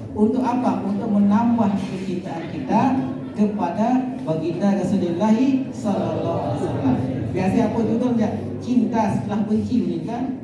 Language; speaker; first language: Malay; non-native, local second language; Sasak